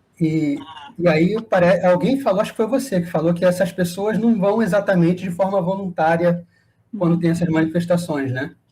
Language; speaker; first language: Portuguese; native; Portuguese